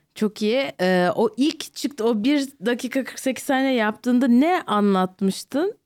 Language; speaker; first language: Turkish; early bilingual, heritage; Turkish